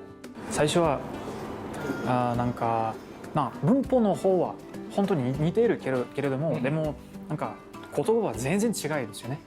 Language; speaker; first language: Japanese; non-native, fluent; Kazakh